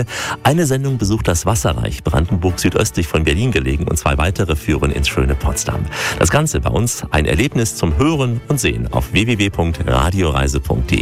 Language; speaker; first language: German; native; German